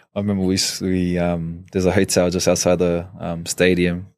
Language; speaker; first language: English; native; English